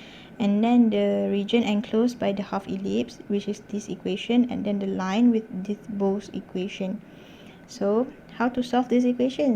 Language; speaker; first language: English; non-native, local second language; Malay